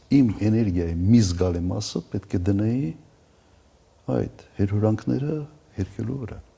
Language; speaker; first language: Armenian; native; Armenian